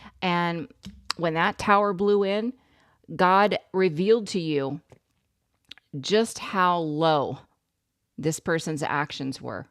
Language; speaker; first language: English; native; English